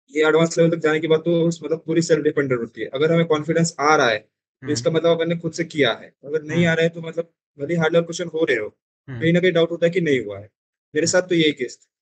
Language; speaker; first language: Hindi; non-native, local second language; Marathi